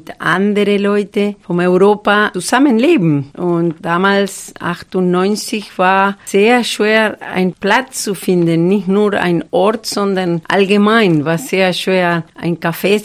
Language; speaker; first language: German; non-native, fluent; Spanish